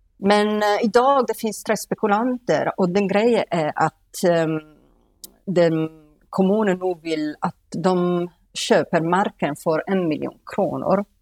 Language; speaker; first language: Swedish; non-native, fluent; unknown